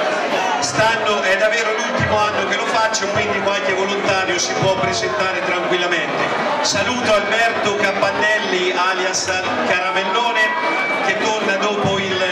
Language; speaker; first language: Italian; native; Italian